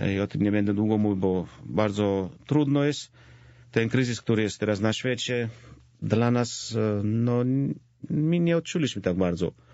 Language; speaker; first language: Polish; non-native, fluent; Georgian